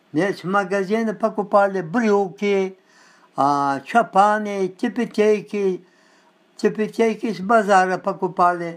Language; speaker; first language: Russian; non-native, local second language; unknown